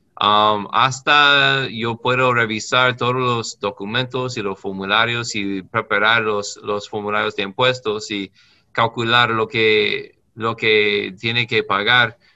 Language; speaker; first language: Spanish; non-native, learner; English